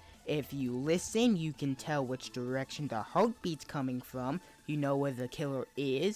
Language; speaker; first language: English; native; English